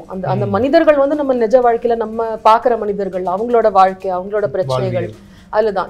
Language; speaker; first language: Tamil; native; Tamil